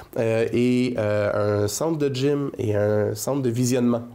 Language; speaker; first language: French; native; French